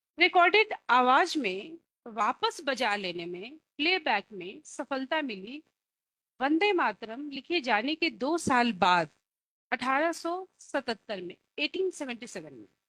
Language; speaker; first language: Hindi; native; Hindi